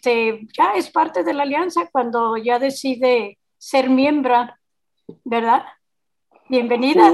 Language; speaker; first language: Spanish; native; Spanish